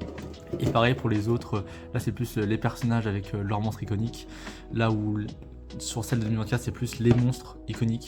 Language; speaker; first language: French; native; French